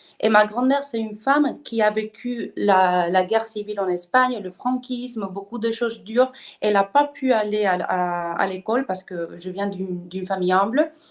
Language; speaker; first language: French; non-native, fluent; Spanish